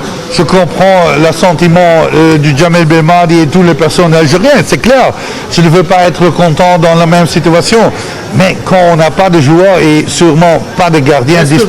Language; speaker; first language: French; non-native, fluent; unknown